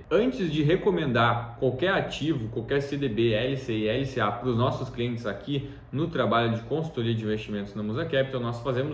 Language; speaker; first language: Portuguese; native; Portuguese